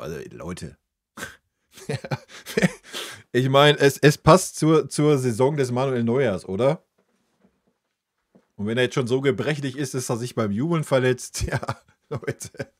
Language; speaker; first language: German; native; German